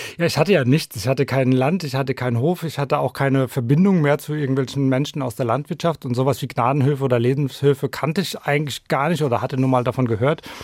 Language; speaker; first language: German; early bilingual, other home language; Norwegian